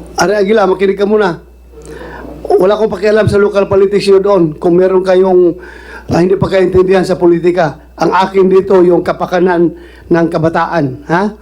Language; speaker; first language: Filipino; non-native, local second language; Cebuano